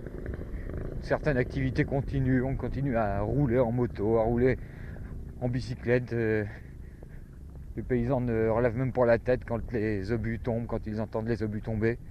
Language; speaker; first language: French; native; French